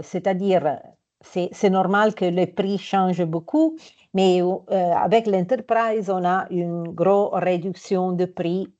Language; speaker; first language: French; non-native, fluent; Italian